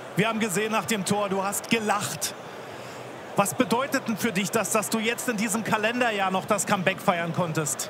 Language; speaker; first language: German; native; German